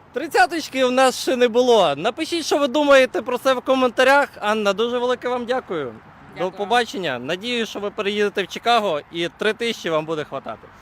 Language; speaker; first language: Ukrainian; native; Ukrainian